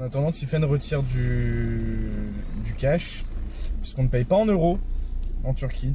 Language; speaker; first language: French; native; French